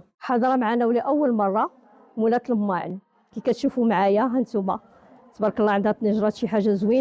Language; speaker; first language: Arabic; native; Arabic